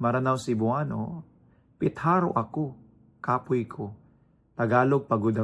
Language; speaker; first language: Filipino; non-native, local second language; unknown